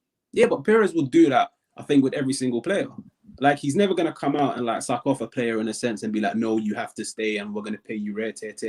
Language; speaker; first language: English; native; English